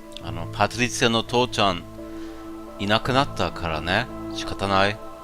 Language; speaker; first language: Japanese; non-native, learner; German